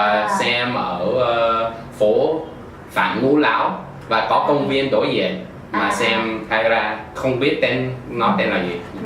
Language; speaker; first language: Vietnamese; non-native, fluent; English